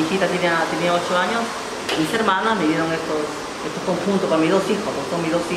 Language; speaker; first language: Spanish; native; Spanish